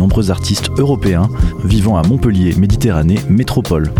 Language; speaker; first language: French; native; French